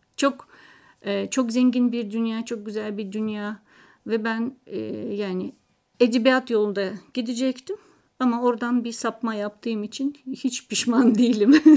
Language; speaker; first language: Turkish; non-native, fluent; Russian